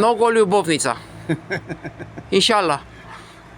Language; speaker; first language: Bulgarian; non-native, learner; Romanian